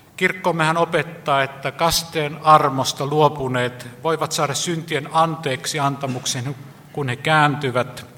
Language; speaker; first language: Finnish; native; Finnish